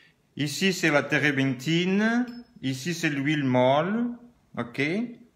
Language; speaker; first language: French; non-native, learner; Portuguese